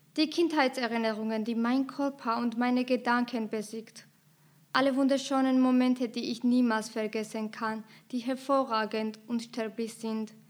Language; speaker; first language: German; non-native, fluent; Georgian